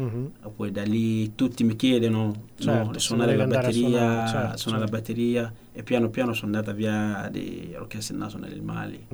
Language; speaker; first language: Italian; non-native, learner; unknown